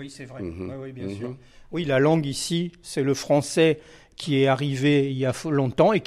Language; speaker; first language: French; native; French